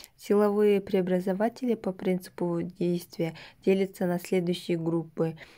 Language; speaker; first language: Russian; non-native, local second language; Kazakh